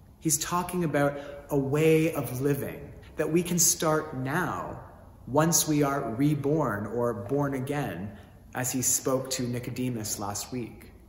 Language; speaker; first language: English; native; English